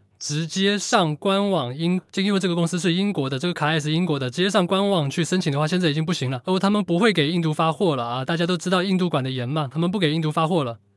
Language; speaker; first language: Chinese; native; Chinese